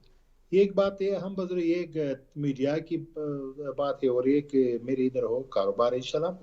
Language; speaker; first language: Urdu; non-native, learner; Pashto